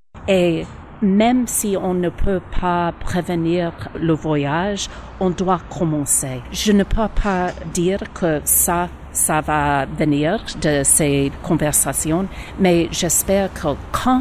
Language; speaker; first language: French; non-native, learner; English